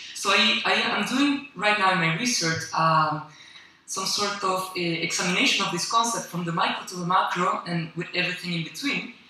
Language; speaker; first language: English; non-native, fluent; Spanish